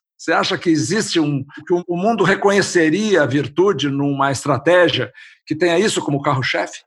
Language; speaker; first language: Portuguese; native; Portuguese